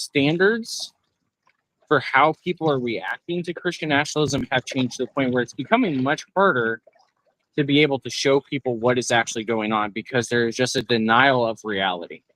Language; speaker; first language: English; native; English